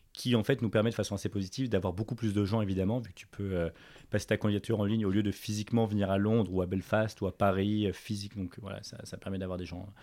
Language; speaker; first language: French; native; French